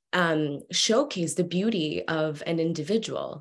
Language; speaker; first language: English; early bilingual, other home language; Spanish